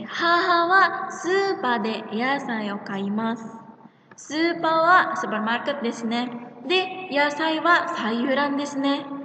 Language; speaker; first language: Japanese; non-native, fluent; Indonesian